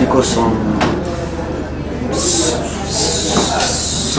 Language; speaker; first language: Spanish; early bilingual, heritage; Spanish